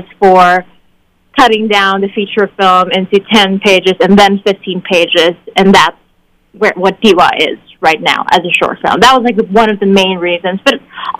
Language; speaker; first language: English; non-native, local second language; Filipino